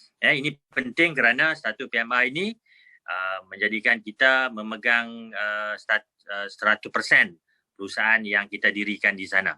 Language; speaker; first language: Malay; native; Malay